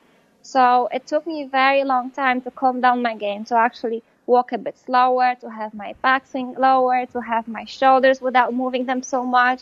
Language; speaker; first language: English; non-native, fluent; Polish